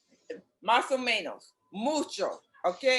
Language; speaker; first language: Spanish; non-native, learner; English